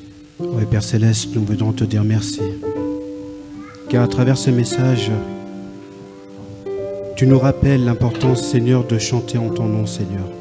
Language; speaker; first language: French; native; French